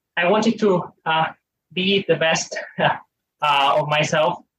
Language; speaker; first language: English; non-native, fluent; Spanish